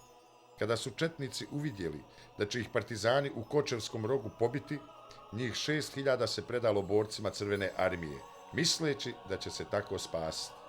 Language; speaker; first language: Bosnian; native; Bosnian